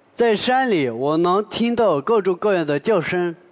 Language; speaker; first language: Chinese; non-native, local second language; Tibetan